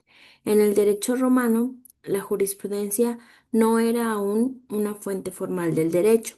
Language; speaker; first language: Spanish; native; Spanish